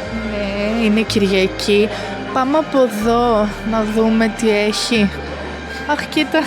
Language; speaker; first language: Greek; native; Greek